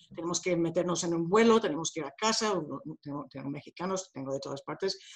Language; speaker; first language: Spanish; non-native, fluent; English